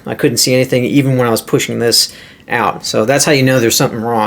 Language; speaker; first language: English; native; English